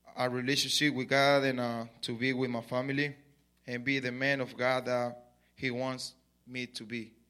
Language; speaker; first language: English; non-native, learner; Spanish